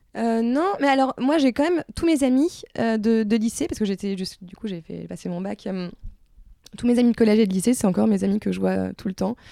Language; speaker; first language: French; native; French